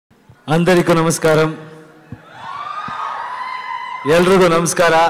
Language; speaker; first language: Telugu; non-native, learner; Kannada